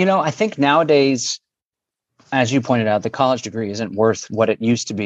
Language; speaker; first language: English; native; English